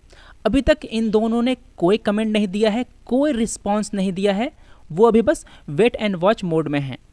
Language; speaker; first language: Hindi; native; Hindi